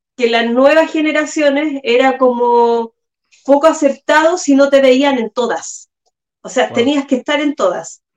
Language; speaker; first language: Spanish; native; Spanish